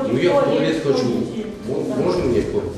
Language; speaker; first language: Russian; non-native, local second language; Kyrgyz